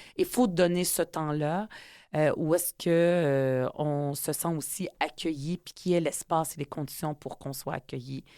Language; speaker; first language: French; early bilingual, other home language; Arabic